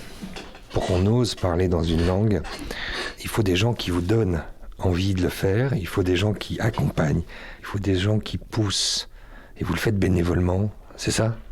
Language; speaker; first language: French; native; French